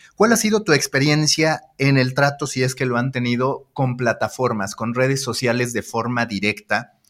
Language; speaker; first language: Spanish; native; Spanish